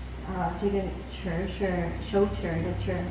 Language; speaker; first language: Chinese; non-native, fluent; English